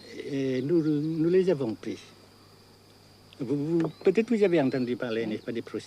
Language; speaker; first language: French; non-native, fluent; Vietnamese